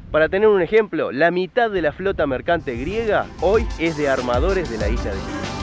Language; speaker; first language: Spanish; native; Spanish